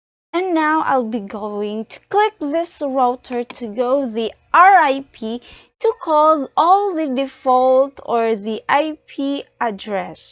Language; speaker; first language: English; non-native, learner; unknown